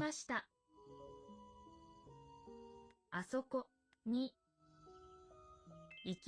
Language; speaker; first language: Japanese; non-native, learner; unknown